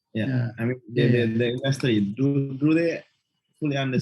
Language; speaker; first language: English; non-native, learner; Malay